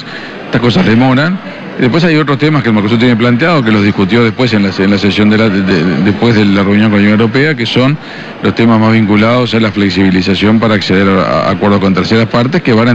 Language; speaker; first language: Spanish; native; Spanish